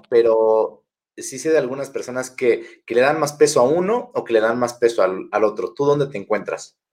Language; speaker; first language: Spanish; native; Spanish